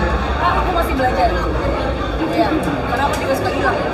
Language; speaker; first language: Indonesian; native; Indonesian